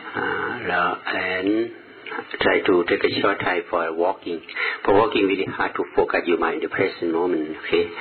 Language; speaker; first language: English; non-native, learner; Thai